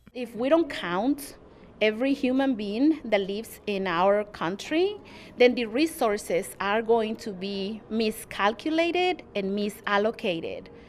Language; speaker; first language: English; non-native, fluent; Spanish